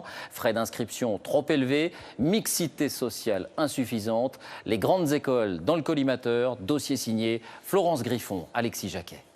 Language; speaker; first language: French; native; French